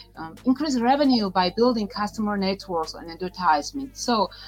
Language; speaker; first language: English; non-native, fluent; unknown